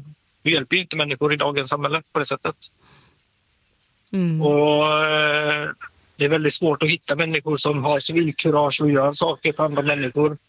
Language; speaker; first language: Swedish; native; Swedish